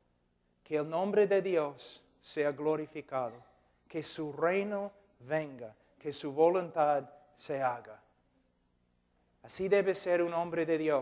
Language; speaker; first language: Spanish; non-native, fluent; English